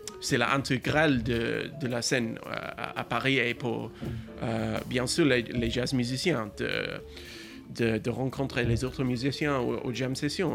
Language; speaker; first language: French; non-native, learner; English